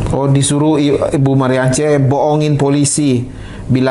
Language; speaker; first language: Indonesian; native; Indonesian